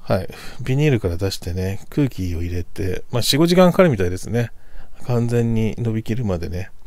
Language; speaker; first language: Japanese; native; Japanese